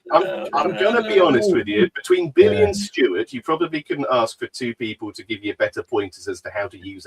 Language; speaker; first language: English; native; English